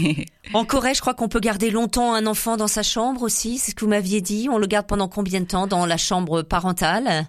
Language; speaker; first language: French; native; French